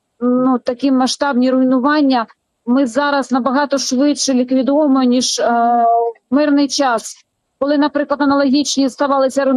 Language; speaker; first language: Ukrainian; native; Ukrainian